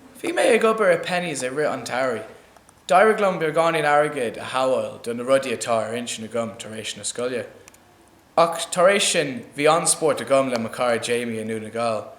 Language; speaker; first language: Irish; non-native, local second language; English